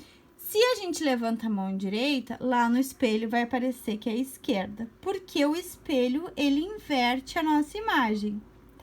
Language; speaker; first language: Portuguese; native; Portuguese